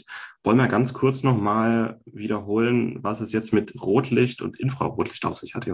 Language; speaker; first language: German; native; German